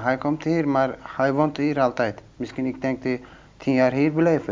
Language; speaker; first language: Dutch; non-native, learner; Turkish